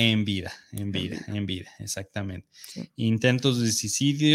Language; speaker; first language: Spanish; native; Spanish